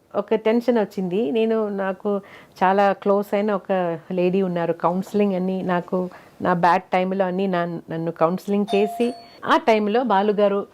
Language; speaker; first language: Telugu; non-native, fluent; Malayalam